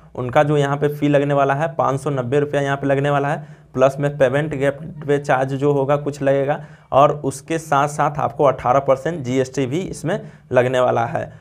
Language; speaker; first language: Hindi; native; Hindi